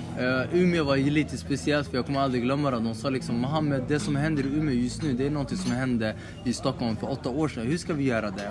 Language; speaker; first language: Swedish; early bilingual, other home language; Somali